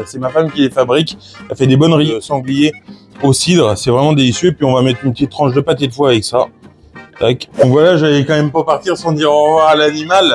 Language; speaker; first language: French; native; French